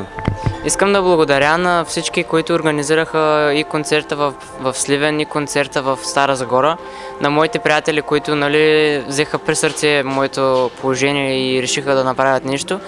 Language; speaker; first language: Bulgarian; native; Bulgarian